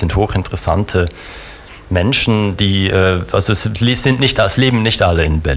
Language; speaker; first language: German; native; German